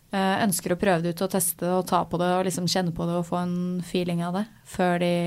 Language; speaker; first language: Norwegian; native; Norwegian